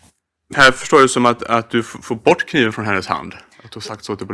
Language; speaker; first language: Swedish; native; Swedish